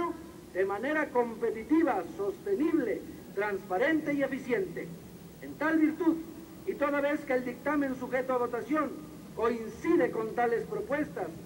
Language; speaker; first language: Spanish; native; Spanish